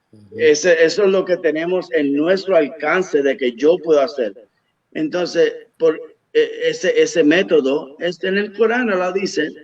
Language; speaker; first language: Spanish; early bilingual, heritage; Spanish